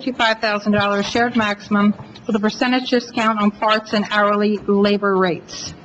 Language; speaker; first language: English; native; English